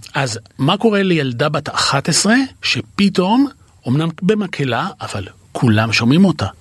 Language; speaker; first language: Hebrew; native; Hebrew